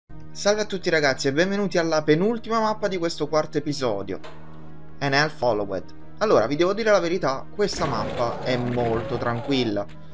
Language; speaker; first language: Italian; native; Italian